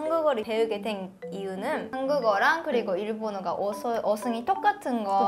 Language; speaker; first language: Korean; non-native, fluent; Japanese